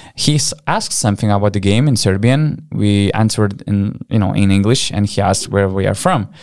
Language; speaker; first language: English; non-native, fluent; Lithuanian